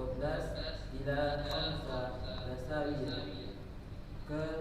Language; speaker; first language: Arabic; non-native, learner; Indonesian